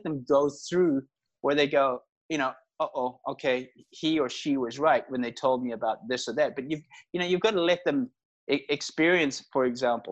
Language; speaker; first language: English; native; English